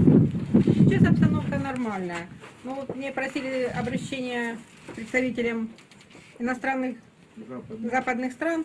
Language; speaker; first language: Russian; native; Russian